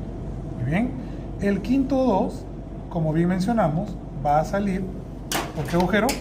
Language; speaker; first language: Spanish; native; Spanish